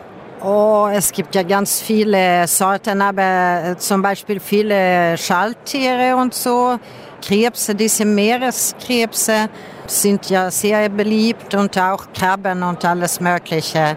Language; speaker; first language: German; non-native, fluent; Swedish